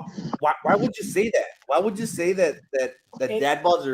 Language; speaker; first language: English; early bilingual, other home language; Spanish